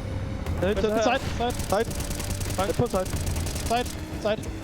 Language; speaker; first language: Danish; native; Danish